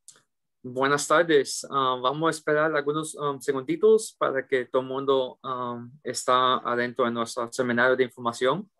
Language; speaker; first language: Spanish; early bilingual, heritage; English